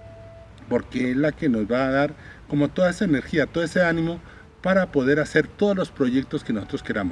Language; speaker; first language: Spanish; native; Spanish